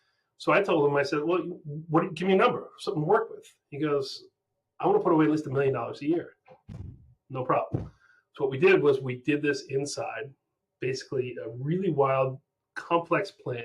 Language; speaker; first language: English; native; English